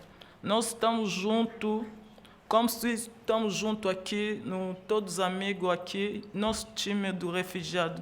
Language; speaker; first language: Portuguese; non-native, learner; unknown